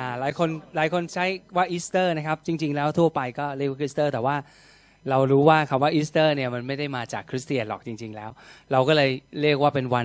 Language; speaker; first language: Thai; native; Thai